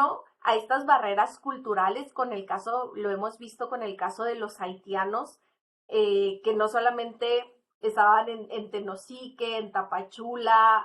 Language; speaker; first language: Spanish; native; Spanish